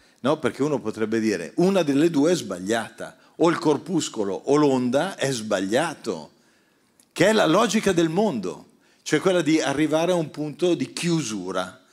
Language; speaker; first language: Italian; native; Italian